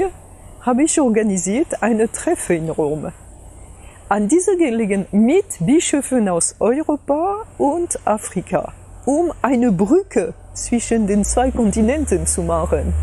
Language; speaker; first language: German; non-native, fluent; French